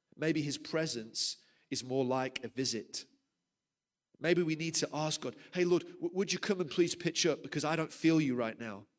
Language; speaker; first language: English; native; English